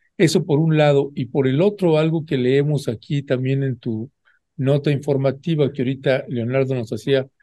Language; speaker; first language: Spanish; native; Spanish